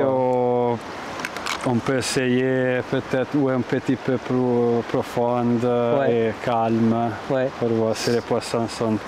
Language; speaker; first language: French; non-native, fluent; Italian